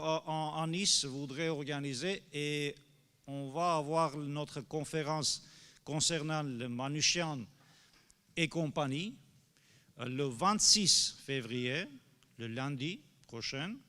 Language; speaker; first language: French; non-native, fluent; Armenian